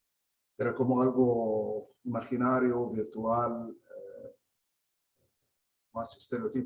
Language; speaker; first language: Spanish; non-native, fluent; Arabic